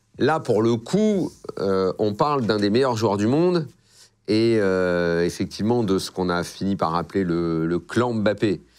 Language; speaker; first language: French; native; French